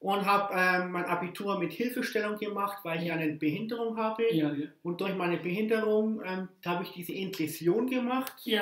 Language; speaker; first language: German; early bilingual, other home language; English